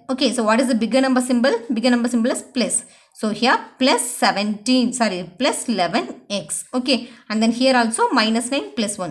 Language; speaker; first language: English; non-native, local second language; Tamil